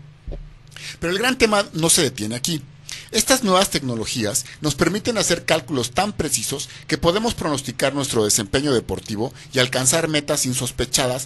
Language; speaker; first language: Spanish; native; Spanish